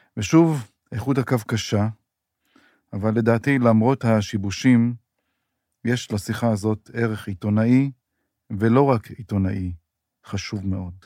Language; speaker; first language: Hebrew; native; Hebrew